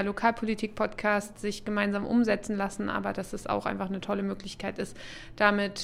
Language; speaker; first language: German; native; German